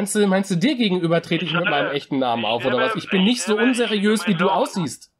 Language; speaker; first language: German; native; German